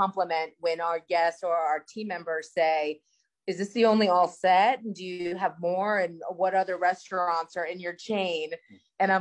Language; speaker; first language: English; native; English